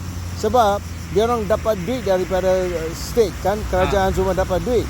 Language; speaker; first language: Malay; non-native, local second language; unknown